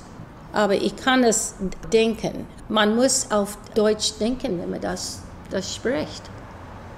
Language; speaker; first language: German; early bilingual, heritage; English